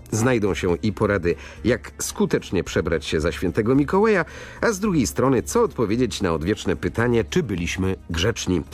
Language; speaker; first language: Polish; native; Polish